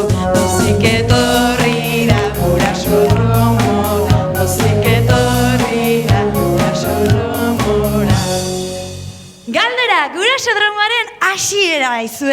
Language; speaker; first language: Basque; native; Basque